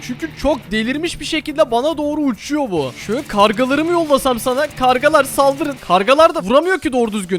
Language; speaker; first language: Turkish; native; Turkish